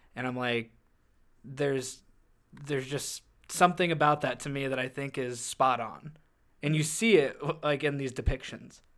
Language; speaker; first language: English; native; English